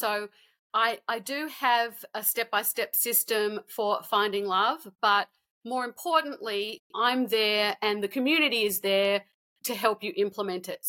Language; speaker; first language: English; native; English